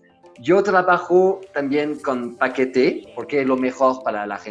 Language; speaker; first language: Spanish; non-native, learner; French